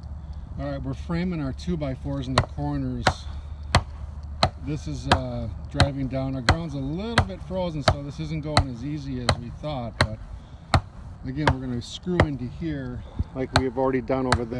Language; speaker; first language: English; native; English